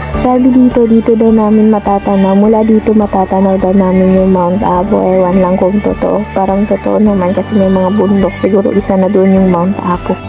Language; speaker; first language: Filipino; non-native, local second language; Hiligaynon